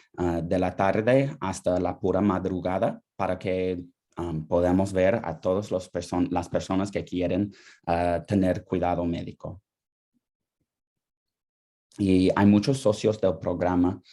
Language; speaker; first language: Spanish; non-native, fluent; English